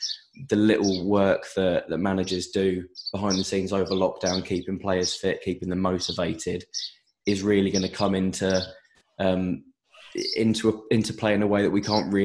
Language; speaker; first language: English; native; English